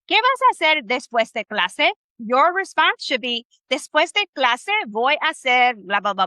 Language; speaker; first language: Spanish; non-native, fluent; English